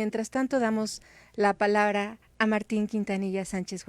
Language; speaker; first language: Spanish; native; Spanish